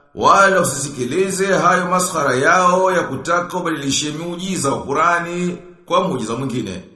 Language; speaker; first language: Swahili; native; Swahili